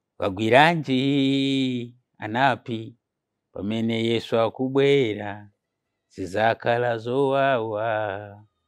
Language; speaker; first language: Nyanja; non-native, fluent; Nyankole